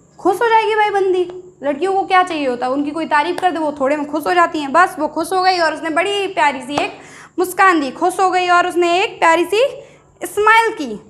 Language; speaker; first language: Hindi; native; Hindi